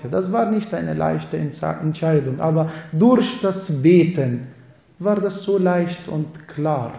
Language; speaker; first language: German; non-native, fluent; Arabic